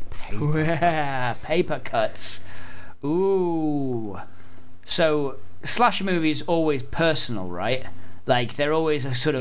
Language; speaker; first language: English; native; English